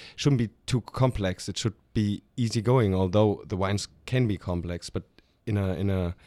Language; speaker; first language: English; non-native, fluent; German